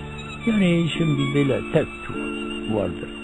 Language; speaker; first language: Turkish; non-native, local second language; Kurdish